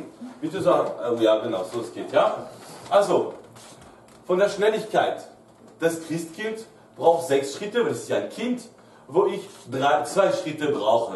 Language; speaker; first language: German; non-native, fluent; French